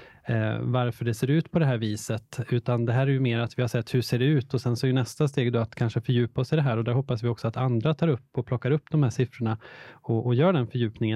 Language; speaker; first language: Swedish; native; Swedish